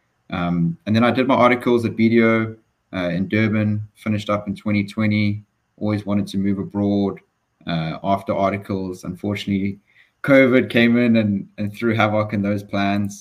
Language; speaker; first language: English; native; English